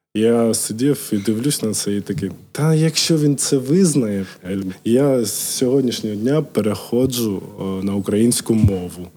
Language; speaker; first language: Ukrainian; non-native, local second language; Russian